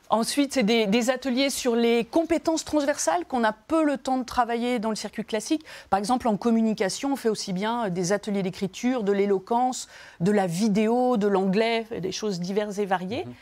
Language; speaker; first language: French; native; French